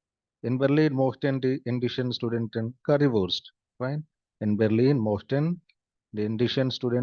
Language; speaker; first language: German; non-native, fluent; Hindi